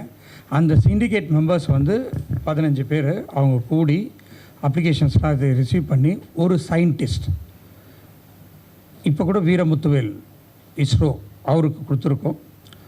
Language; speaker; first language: Tamil; native; Tamil